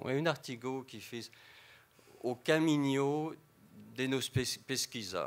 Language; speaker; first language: Portuguese; non-native, fluent; French